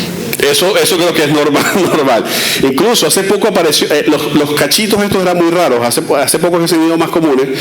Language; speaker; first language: Spanish; native; Spanish